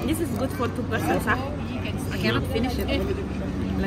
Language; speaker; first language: English; non-native, fluent; Indonesian